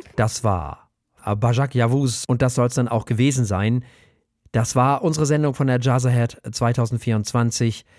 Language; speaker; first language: German; native; German